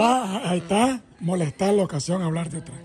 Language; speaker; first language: Spanish; native; Spanish